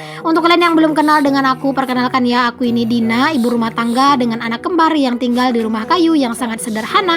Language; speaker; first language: Indonesian; native; Indonesian